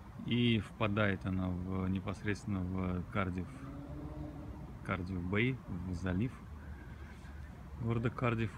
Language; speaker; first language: Russian; native; Russian